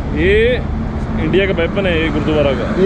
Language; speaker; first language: Hindi; non-native, local second language; Punjabi